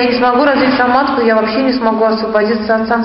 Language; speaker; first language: Russian; native; Russian